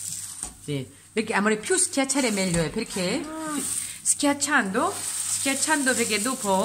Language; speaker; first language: Italian; non-native, learner; Korean